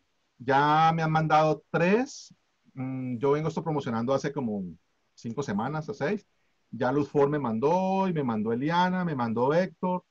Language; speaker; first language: Spanish; native; Spanish